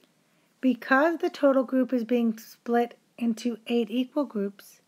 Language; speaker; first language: English; native; English